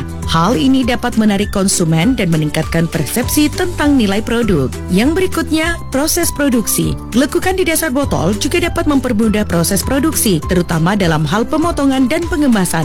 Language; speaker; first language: Indonesian; native; Indonesian